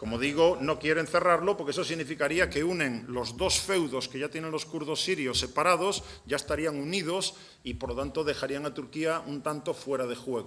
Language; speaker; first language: Spanish; native; Spanish